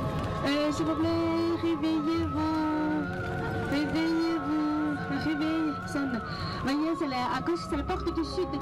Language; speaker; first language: French; non-native, learner; Chinese